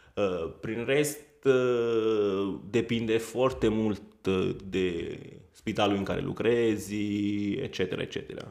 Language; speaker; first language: Romanian; non-native, fluent; Italian